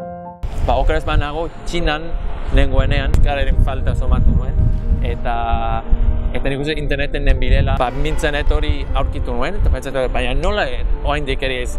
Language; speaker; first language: Basque; non-native, fluent; English